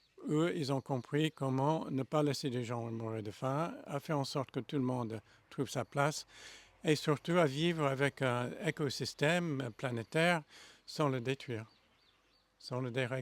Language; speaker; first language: French; non-native, fluent; English